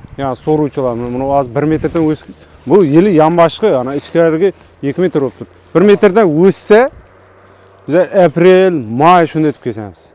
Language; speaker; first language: Uzbek; native; Uzbek